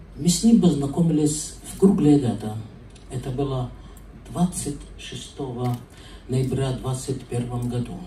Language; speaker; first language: Russian; non-native, fluent; Arabic